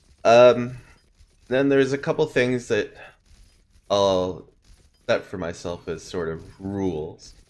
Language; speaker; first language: English; native; English